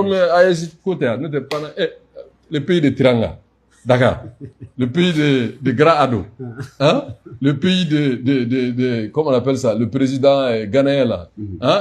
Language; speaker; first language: French; non-native, local second language; Bambara